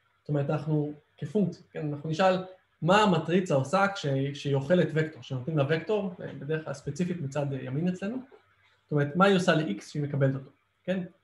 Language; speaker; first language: Hebrew; native; Hebrew